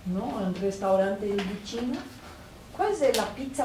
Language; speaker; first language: Spanish; non-native, fluent; Portuguese